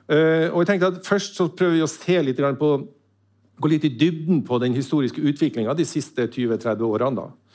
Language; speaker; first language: Norwegian; native; Norwegian